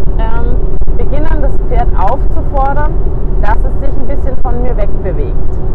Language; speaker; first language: German; native; German